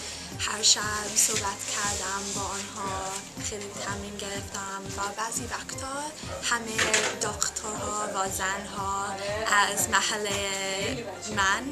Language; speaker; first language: Persian; non-native, learner; English